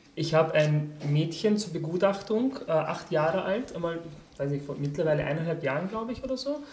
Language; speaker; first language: German; early bilingual, other home language; Turkish